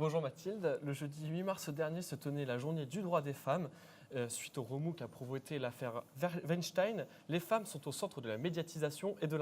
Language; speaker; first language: French; native; French